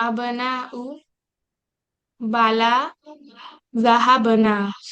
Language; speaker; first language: Arabic; non-native, learner; Bangla